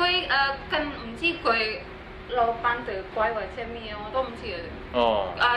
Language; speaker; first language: Chinese; non-native, learner; Indonesian